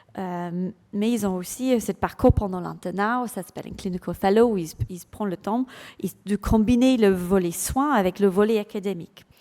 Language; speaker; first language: French; non-native, fluent; English